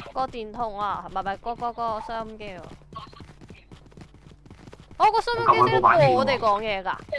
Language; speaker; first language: Chinese; native; Chinese